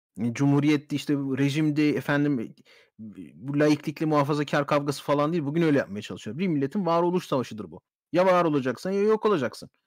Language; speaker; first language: Turkish; early bilingual, heritage; Turkish